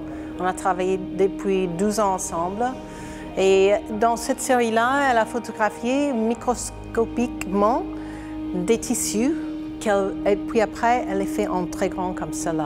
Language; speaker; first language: French; non-native, fluent; English